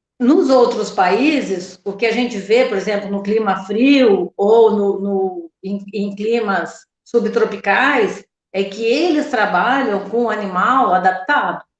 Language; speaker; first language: Portuguese; native; Portuguese